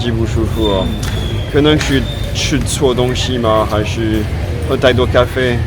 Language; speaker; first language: Chinese; non-native, fluent; French